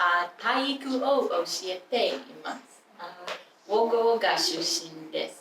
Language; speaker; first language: Japanese; non-native, learner; English